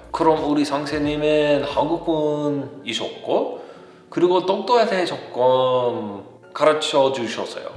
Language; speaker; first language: Korean; non-native, fluent; English